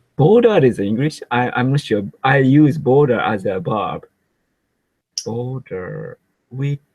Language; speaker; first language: English; non-native, learner; Japanese